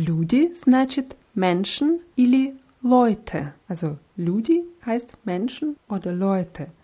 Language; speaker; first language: German; non-native, fluent; Russian